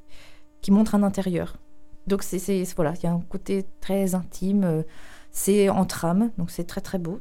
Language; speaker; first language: French; native; French